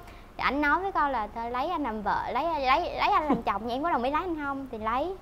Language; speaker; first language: Vietnamese; native; Vietnamese